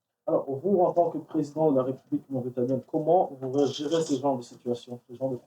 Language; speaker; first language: French; non-native, local second language; Wolof